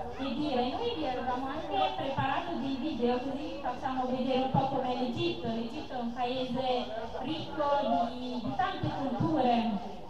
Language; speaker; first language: Italian; early bilingual, other home language; Arabic